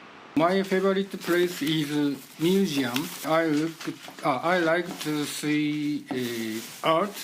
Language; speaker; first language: English; non-native, learner; Japanese